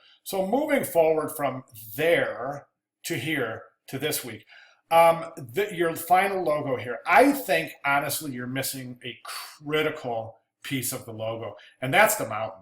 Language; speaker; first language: English; native; English